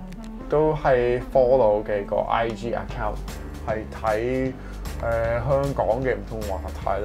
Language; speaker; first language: Chinese; non-native, fluent; English